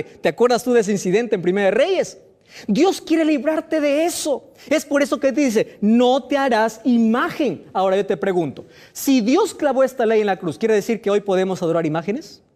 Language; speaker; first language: Spanish; native; Spanish